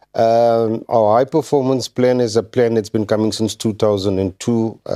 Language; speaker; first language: English; non-native, local second language; Afrikaans